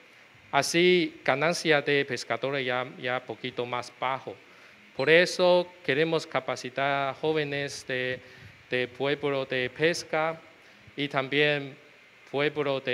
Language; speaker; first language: Spanish; non-native, learner; Chinese